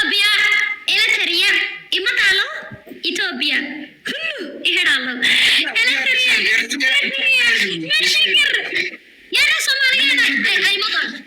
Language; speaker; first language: Amharic; non-native, learner; Somali